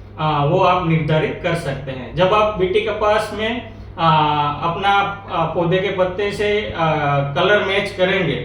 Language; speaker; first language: Hindi; non-native, local second language; Marathi